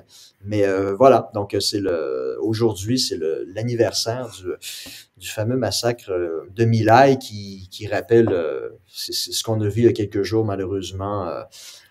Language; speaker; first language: French; native; French